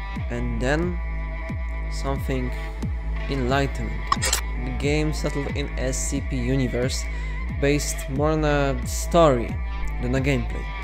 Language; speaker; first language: English; non-native, fluent; Polish